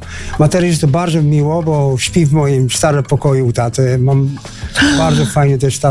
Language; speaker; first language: Polish; non-native, learner; Dutch